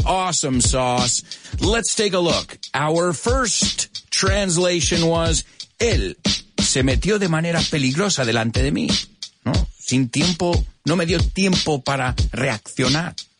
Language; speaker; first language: Spanish; early bilingual, heritage; Spanish